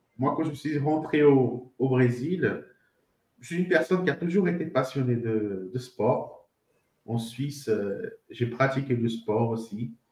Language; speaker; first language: French; non-native, fluent; Portuguese